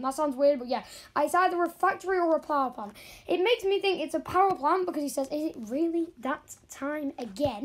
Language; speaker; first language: English; native; English